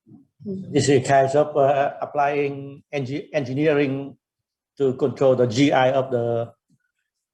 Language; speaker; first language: English; non-native, fluent; Vietnamese